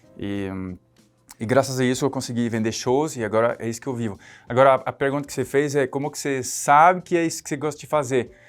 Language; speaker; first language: Portuguese; non-native, fluent; French